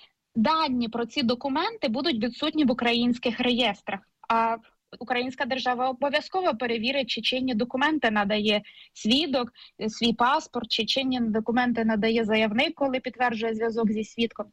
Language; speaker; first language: Ukrainian; native; Ukrainian